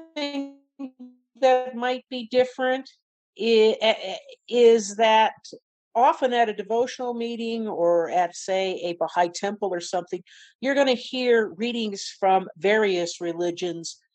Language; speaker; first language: English; native; English